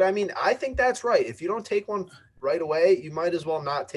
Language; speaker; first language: English; native; English